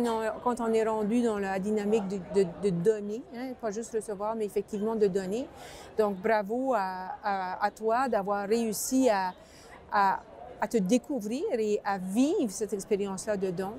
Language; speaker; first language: French; native; French